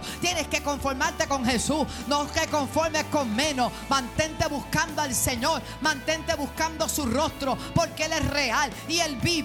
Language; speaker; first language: Spanish; native; Spanish